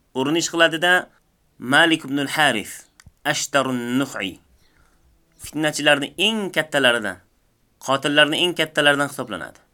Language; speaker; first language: Uzbek; native; Uzbek